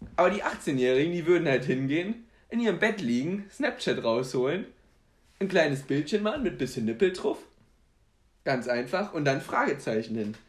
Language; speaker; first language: German; early bilingual, other home language; Polish